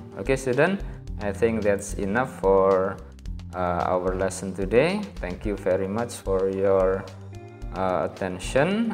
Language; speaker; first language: English; non-native, fluent; Indonesian